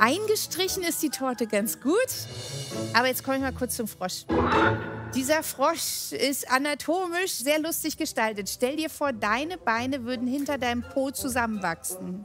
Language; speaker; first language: German; native; German